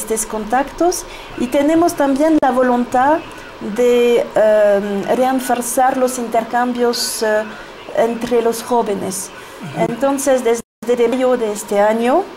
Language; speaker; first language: Spanish; non-native, fluent; French